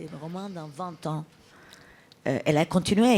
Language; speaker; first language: French; non-native, fluent; Italian